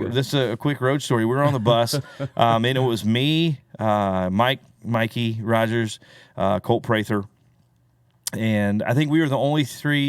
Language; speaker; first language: English; native; English